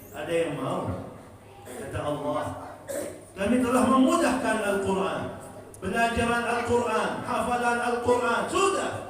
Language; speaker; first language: Malay; non-native, fluent; Arabic